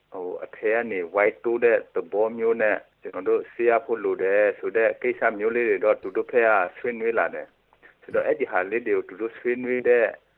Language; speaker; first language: Burmese; non-native, local second language; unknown